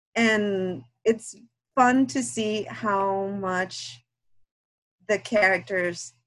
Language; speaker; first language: English; non-native, fluent; Spanish